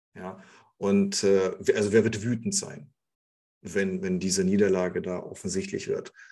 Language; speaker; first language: German; non-native, fluent; Russian